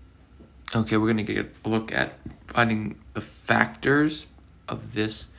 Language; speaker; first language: English; native; English